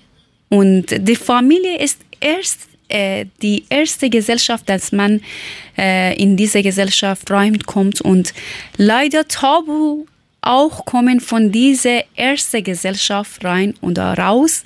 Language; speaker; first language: German; non-native, learner; Persian